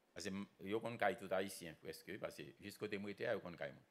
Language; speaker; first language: French; non-native, local second language; Haitian Creole